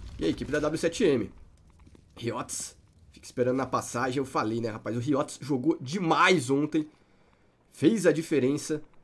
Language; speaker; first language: Portuguese; native; Portuguese